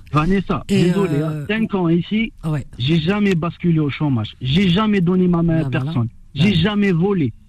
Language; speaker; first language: French; non-native, local second language; Arabic